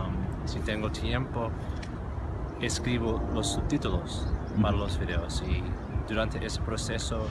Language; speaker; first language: Spanish; non-native, learner; English